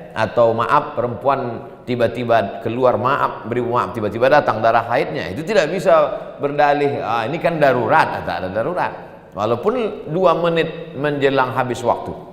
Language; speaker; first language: Indonesian; native; Indonesian